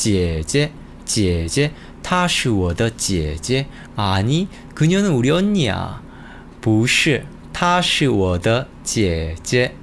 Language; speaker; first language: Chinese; non-native, fluent; Korean